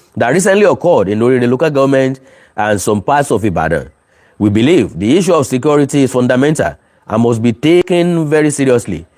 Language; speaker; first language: English; non-native, local second language; Yoruba